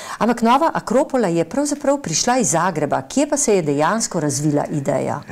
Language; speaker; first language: Slovenian; native; Slovenian